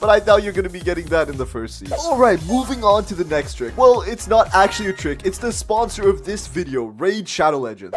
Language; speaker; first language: English; native; English